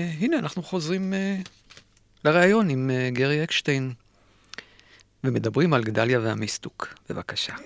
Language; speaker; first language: Hebrew; native; Hebrew